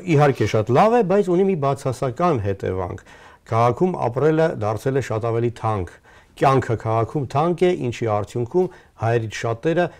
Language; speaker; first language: Armenian; native; Armenian